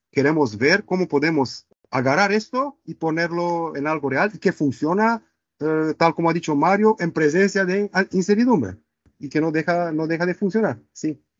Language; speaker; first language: Spanish; non-native, fluent; Romanian